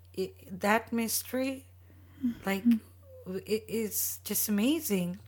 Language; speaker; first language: English; non-native, local second language; Bangla